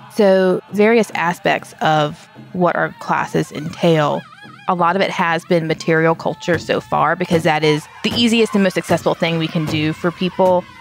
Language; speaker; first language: English; native; English